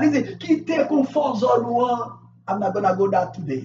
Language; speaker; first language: English; non-native, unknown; Haitian Creole